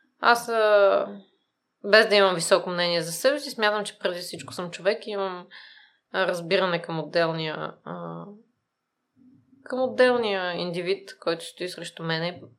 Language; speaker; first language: Bulgarian; native; Bulgarian